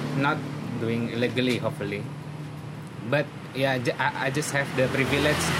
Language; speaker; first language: English; non-native, learner; Indonesian